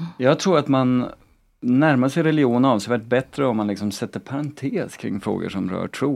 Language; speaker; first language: Swedish; native; Swedish